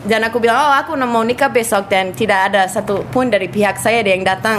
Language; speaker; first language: Indonesian; non-native, fluent; English